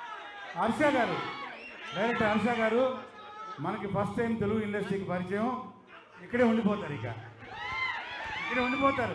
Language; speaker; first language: Telugu; native; Telugu